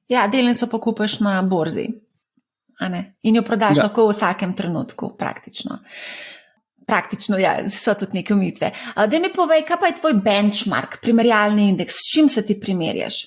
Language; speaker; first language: Slovenian; native; Slovenian